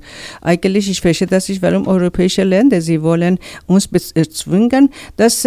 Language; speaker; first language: German; non-native, learner; Persian